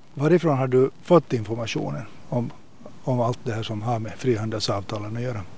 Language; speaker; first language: Swedish; native; Swedish